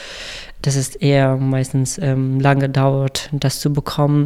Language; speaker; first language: German; non-native, fluent; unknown